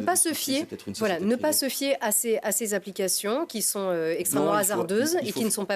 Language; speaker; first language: French; native; French